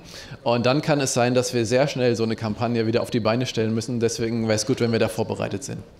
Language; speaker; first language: German; native; German